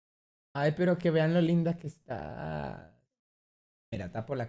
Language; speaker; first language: Spanish; native; Spanish